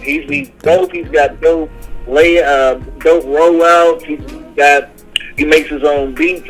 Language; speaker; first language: English; native; English